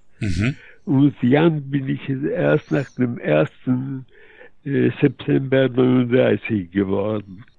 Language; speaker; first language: German; early bilingual, heritage; Polish